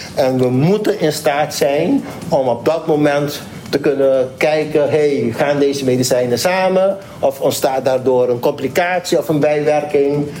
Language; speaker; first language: Dutch; non-native, local second language; Papiamento